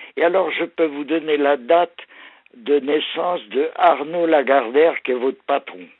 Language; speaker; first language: French; early bilingual, other home language; Polish